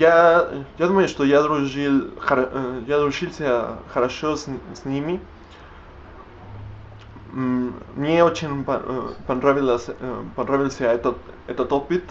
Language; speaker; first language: Russian; non-native, learner; Spanish